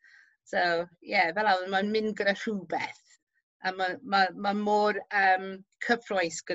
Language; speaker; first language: Welsh; non-native, local second language; English